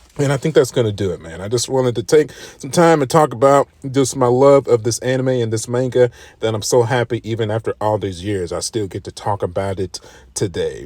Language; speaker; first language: English; native; English